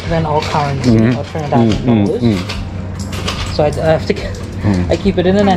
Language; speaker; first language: English; native; English